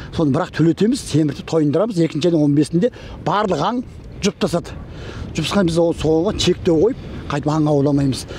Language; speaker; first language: Kazakh; early bilingual, heritage; Kazakh